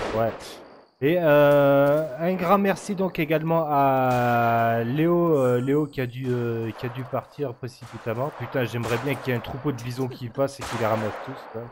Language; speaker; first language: French; native; French